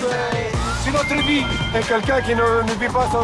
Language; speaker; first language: French; non-native, local second language; Arabic